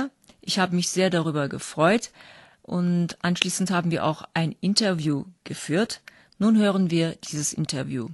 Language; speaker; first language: German; non-native, fluent; Turkish